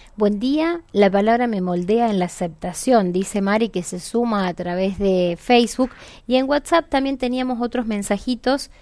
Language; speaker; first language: Spanish; native; Spanish